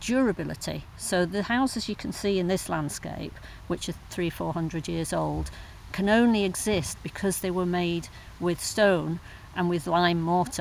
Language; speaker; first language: English; native; English